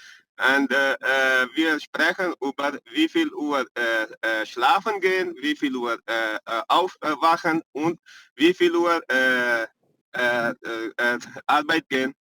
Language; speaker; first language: German; non-native, learner; Hindi